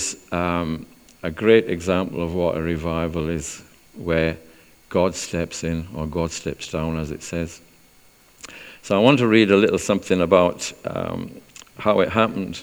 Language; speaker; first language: English; native; English